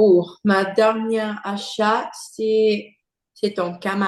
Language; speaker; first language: French; non-native, learner; English